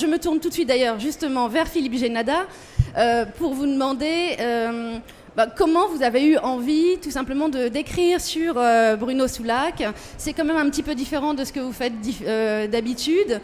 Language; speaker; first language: French; native; French